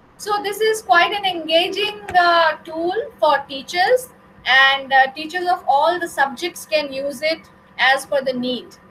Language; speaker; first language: English; non-native, local second language; Hindi